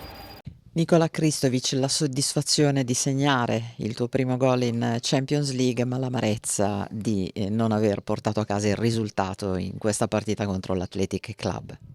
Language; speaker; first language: Italian; native; Italian